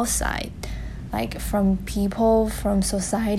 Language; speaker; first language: English; non-native, fluent; Thai